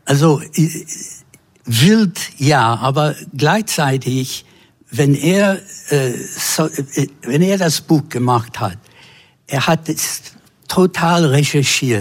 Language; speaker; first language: German; non-native, fluent; English